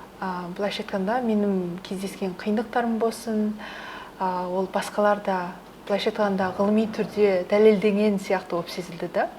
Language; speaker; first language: Kazakh; early bilingual, heritage; Kazakh